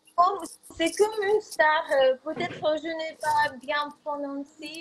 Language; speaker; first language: French; non-native, learner; Ukrainian